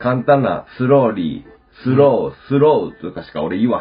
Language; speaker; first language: Japanese; native; Japanese